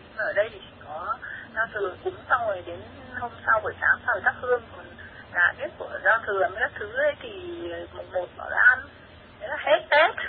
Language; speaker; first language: Vietnamese; native; Vietnamese